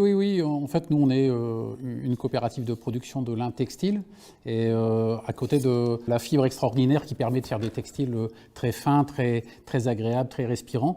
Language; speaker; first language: French; native; French